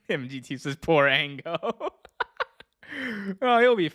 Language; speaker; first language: English; native; English